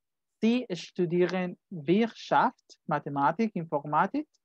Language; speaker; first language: German; non-native, fluent; Spanish